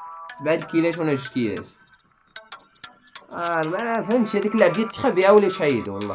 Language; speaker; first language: Arabic; native; Arabic